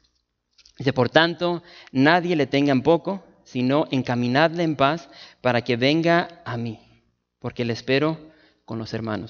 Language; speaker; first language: Spanish; native; Spanish